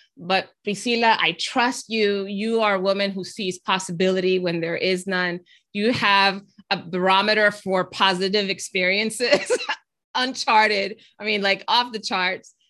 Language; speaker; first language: English; early bilingual, other home language; Spanish